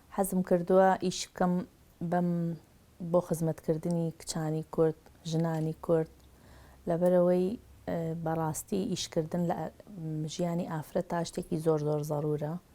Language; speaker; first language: Central Kurdish; non-native, local second language; Gurani